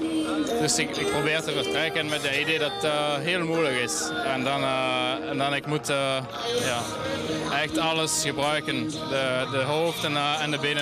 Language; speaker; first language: Dutch; non-native, local second language; French